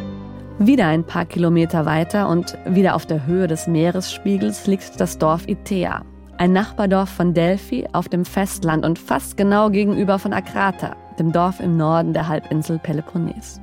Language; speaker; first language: German; native; German